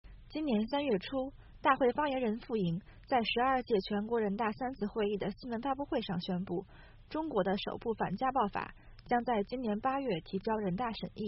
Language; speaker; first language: Chinese; native; Chinese